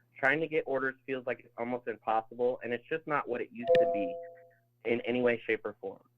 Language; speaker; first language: English; native; English